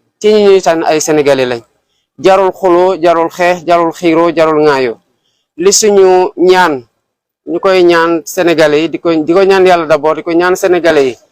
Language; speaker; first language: Wolof; non-native, local second language; Serer